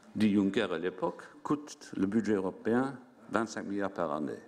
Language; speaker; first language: French; non-native, local second language; Luxembourgish